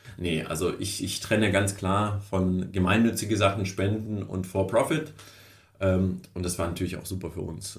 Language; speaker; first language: German; early bilingual, other home language; Russian